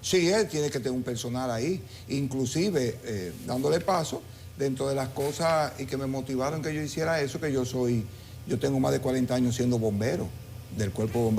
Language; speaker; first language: Spanish; native; Spanish